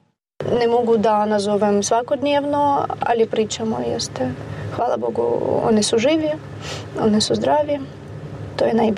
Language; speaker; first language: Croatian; non-native, fluent; Ukrainian